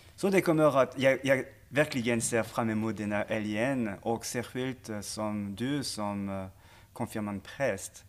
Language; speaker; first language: Swedish; non-native, fluent; French